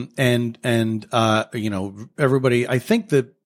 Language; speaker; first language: English; native; English